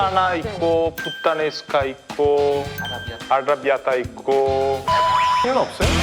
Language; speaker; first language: Korean; non-native, fluent; Italian